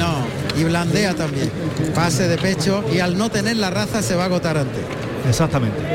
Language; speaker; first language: Spanish; native; Spanish